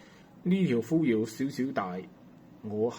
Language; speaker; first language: Cantonese; non-native, learner; Chinese